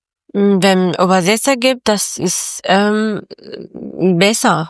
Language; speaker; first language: German; non-native, learner; Persian